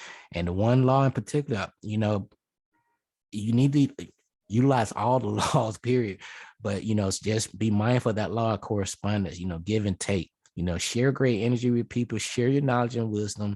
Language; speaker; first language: English; native; English